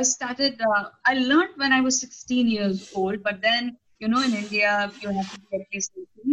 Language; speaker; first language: English; non-native, local second language; Telugu